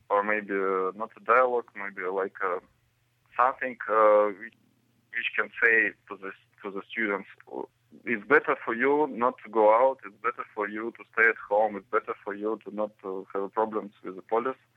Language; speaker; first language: English; non-native, learner; Russian